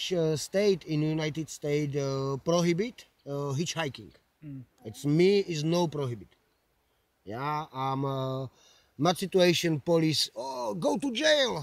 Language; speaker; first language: English; non-native, learner; Slovak